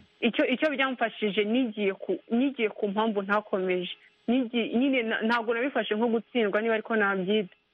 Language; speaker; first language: Kinyarwanda; native; Kinyarwanda